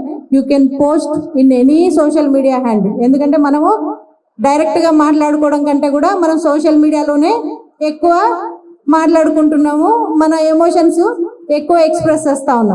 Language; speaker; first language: Telugu; native; Telugu